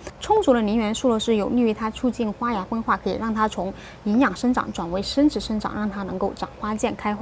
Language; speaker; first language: Chinese; native; Chinese